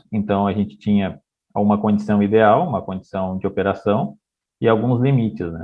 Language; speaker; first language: Portuguese; native; Portuguese